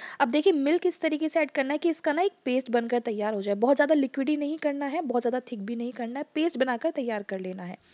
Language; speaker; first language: Hindi; native; Hindi